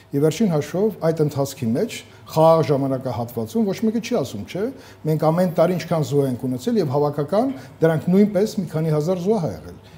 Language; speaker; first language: Armenian; native; Armenian